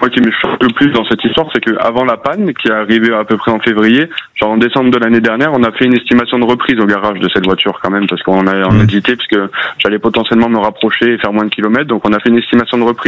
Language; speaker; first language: French; native; French